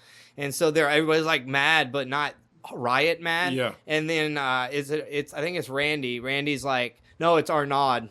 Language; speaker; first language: English; native; English